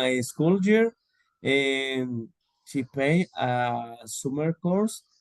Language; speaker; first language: English; non-native, learner; Spanish